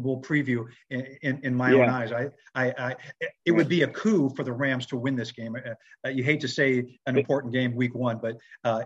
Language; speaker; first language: English; native; English